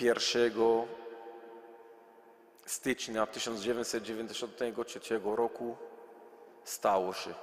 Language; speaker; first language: Polish; non-native, learner; Arabic